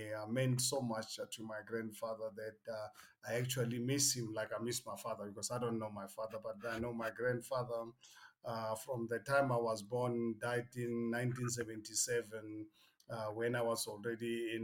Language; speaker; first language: English; non-native, local second language; Northern Sotho